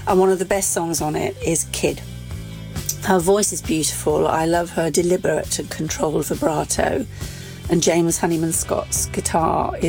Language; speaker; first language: English; native; English